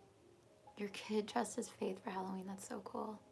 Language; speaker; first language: English; native; English